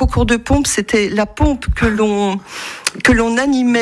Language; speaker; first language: French; native; French